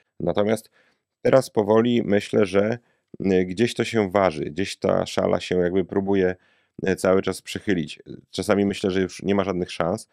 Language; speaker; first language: Polish; native; Polish